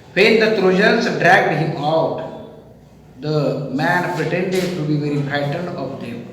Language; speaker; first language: English; non-native, local second language; Marathi